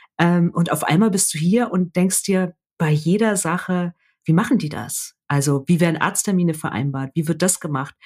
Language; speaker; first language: German; native; German